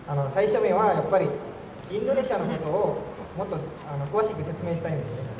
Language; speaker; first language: Japanese; non-native, fluent; Indonesian